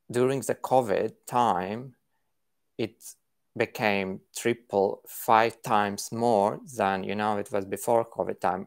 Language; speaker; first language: English; non-native, fluent; Latvian